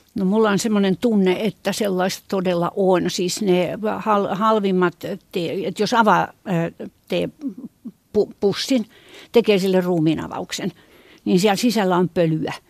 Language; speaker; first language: Finnish; native; Finnish